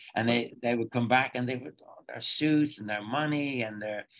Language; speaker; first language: English; native; English